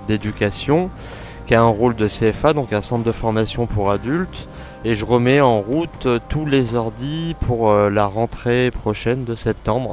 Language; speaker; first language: French; native; French